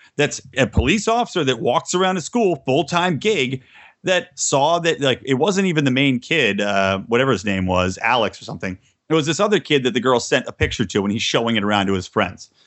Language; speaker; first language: English; native; English